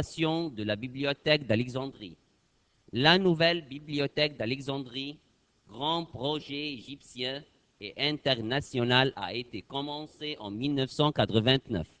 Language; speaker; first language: French; non-native, fluent; Arabic